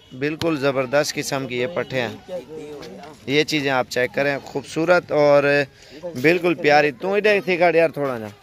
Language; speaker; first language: Urdu; non-native, local second language; Punjabi